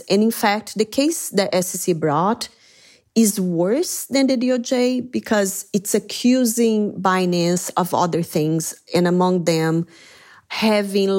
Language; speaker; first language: English; non-native, fluent; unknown